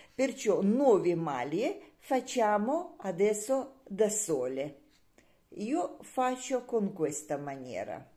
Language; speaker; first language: Italian; non-native, learner; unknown